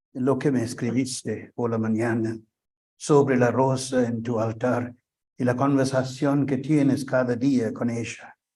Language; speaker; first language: Spanish; non-native, fluent; English